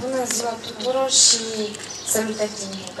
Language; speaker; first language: Romanian; non-native, fluent; Bulgarian